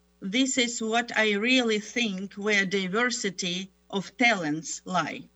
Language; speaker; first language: English; non-native, fluent; Russian